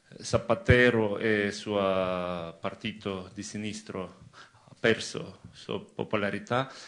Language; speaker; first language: Italian; non-native, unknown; Ukrainian